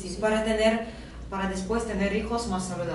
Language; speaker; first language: Spanish; non-native, fluent; Russian